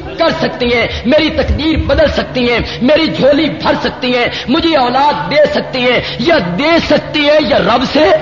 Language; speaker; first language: Urdu; non-native, local second language; Punjabi